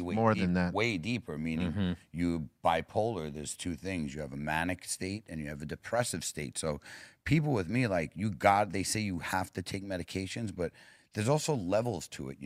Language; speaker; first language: English; native; English